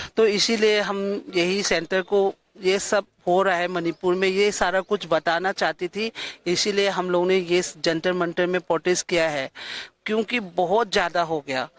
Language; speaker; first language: Hindi; non-native, local second language; Manipuri